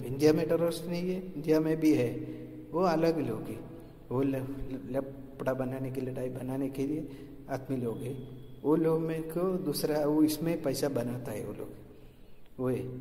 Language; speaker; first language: Hindi; non-native, local second language; Malayalam